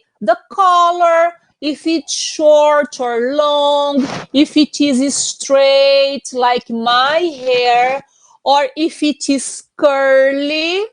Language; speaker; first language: English; non-native, fluent; Portuguese